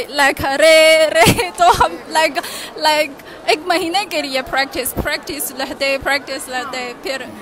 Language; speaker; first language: Hindi; non-native, learner; Chinese